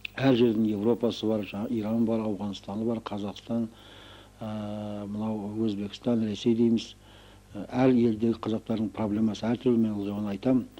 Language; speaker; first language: Kazakh; early bilingual, heritage; Kazakh